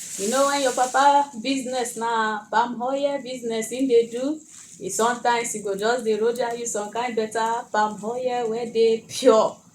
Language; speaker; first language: Nigerian Pidgin; non-native, local second language; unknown